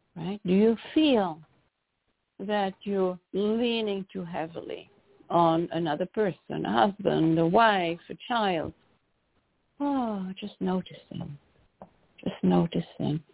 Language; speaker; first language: English; non-native, fluent; French